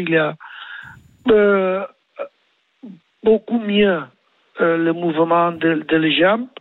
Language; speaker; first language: French; non-native, learner; Spanish